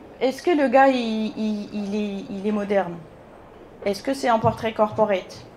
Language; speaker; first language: French; non-native, fluent; Bulgarian